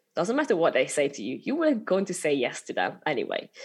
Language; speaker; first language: English; non-native, fluent; Hungarian